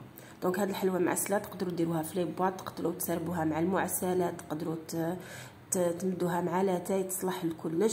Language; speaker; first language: Arabic; native; Arabic